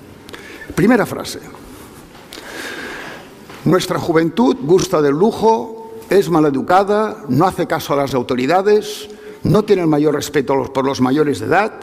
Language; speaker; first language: Spanish; native; Spanish